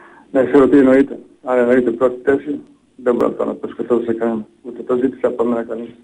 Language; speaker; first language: Greek; non-native, fluent; Bosnian